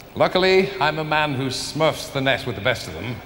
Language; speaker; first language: English; native; English